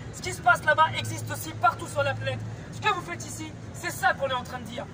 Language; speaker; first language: French; early bilingual, other home language; Spanish